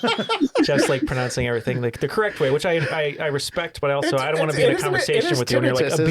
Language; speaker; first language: English; native; English